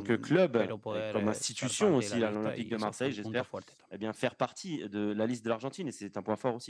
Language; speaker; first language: French; native; French